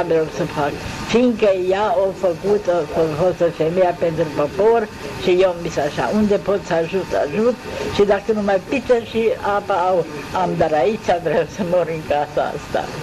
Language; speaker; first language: Romanian; non-native, local second language; German